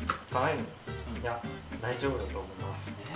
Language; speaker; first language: Japanese; non-native, learner; Thai